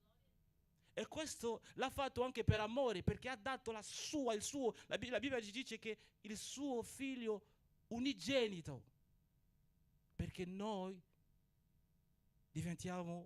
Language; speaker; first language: Italian; non-native, fluent; Portuguese